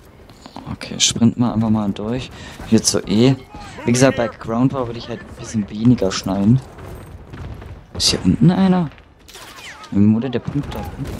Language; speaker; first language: German; native; German